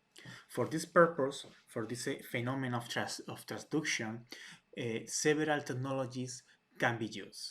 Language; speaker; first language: English; non-native, fluent; Spanish